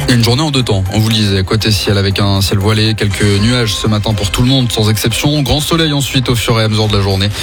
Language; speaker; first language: French; native; French